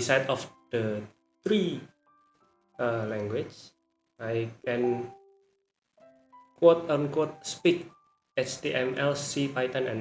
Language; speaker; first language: English; non-native, learner; Indonesian